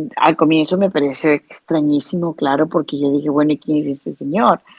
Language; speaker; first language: Spanish; native; Spanish